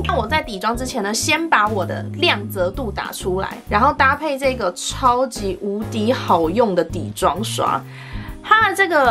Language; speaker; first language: Chinese; native; Chinese